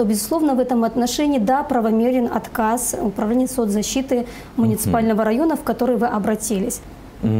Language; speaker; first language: Russian; native; Russian